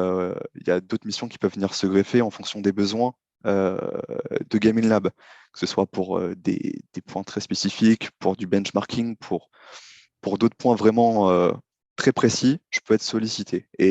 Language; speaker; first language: French; native; French